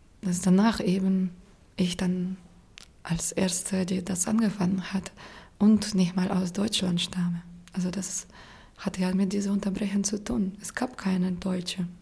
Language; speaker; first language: German; non-native, fluent; Russian